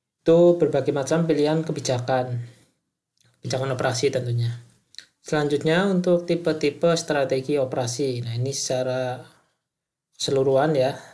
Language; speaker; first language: Indonesian; native; Indonesian